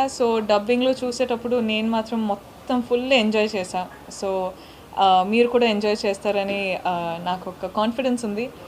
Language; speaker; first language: Telugu; non-native, local second language; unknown